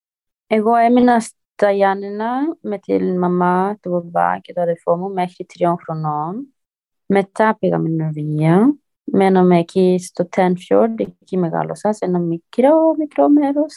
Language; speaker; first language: Greek; early bilingual, heritage; Greek